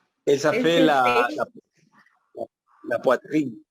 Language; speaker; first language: French; non-native, learner; Spanish